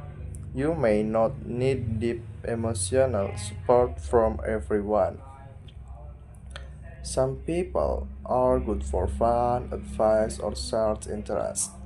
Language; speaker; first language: English; non-native, learner; Indonesian